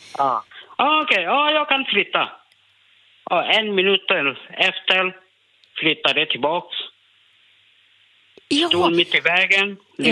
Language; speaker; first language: Swedish; non-native, learner; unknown